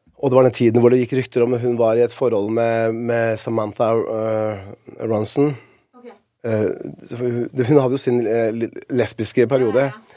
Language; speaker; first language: Norwegian; early bilingual, other home language; Spanish